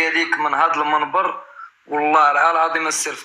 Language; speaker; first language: Arabic; native; Arabic